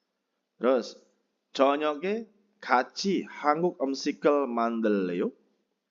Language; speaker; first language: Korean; non-native, fluent; Indonesian